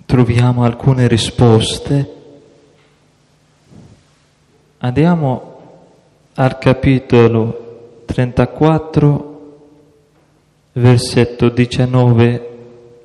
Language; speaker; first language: Italian; non-native, fluent; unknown